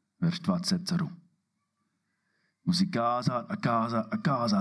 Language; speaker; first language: Czech; non-native, fluent; English